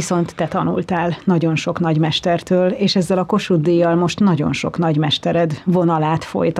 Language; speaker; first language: Hungarian; native; Hungarian